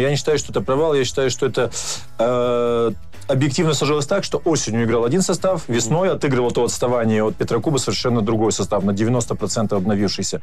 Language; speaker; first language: Russian; native; Russian